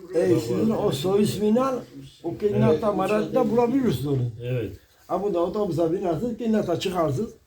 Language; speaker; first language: Turkish; early bilingual, heritage; Turkish